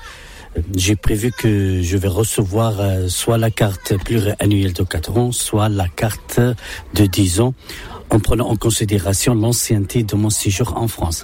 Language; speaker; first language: French; non-native, local second language; Arabic